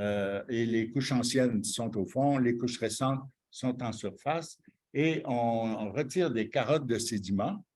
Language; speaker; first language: French; native; French